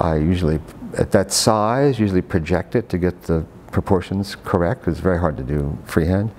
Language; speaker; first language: English; native; English